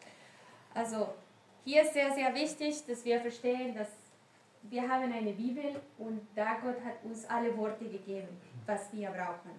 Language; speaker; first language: German; non-native, learner; Spanish